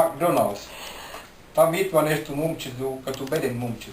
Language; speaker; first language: Bulgarian; non-native, learner; Finnish